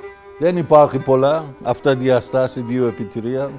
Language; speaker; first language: Greek; non-native, learner; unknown